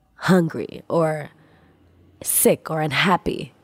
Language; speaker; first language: English; non-native, local second language; Swahili